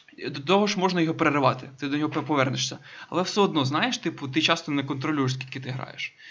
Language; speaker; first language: Ukrainian; native; Ukrainian